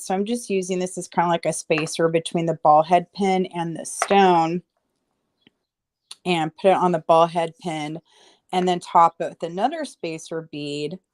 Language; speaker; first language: English; native; English